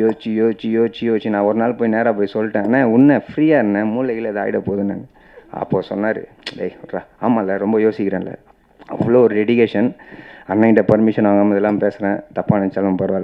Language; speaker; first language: Tamil; native; Tamil